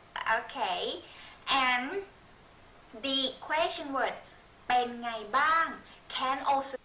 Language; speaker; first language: English; non-native, fluent; Thai